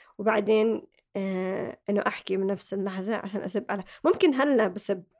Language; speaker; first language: Arabic; early bilingual, other home language; Somali